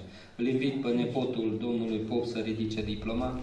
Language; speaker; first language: Romanian; native; Romanian